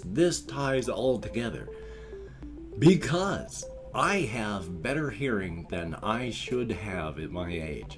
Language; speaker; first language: English; native; English